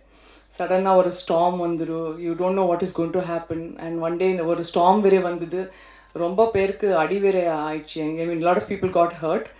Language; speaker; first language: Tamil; non-native, fluent; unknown